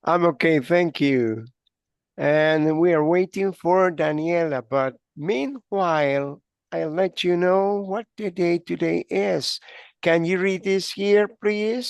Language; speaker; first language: English; non-native, fluent; Spanish